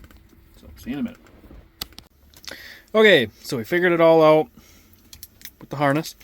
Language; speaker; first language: English; native; English